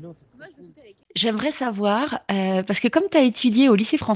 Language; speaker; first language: French; native; French